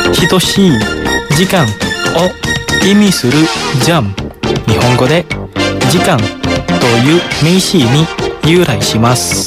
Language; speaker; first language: Japanese; non-native, fluent; Indonesian